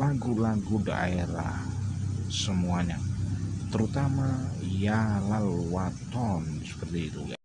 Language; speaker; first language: Indonesian; native; Indonesian